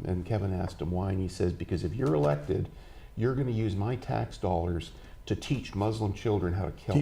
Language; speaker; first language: English; native; English